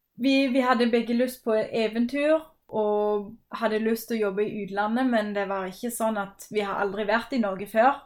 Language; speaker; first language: Norwegian; non-native, fluent; German